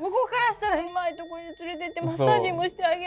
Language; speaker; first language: Japanese; native; Japanese